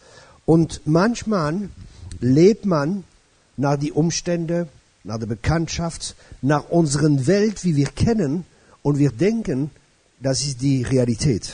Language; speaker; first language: German; non-native, fluent; French